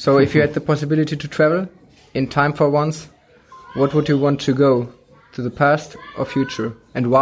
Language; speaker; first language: English; non-native, fluent; German